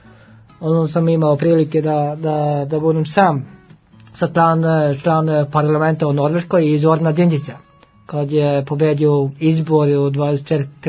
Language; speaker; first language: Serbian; non-native, learner; Norwegian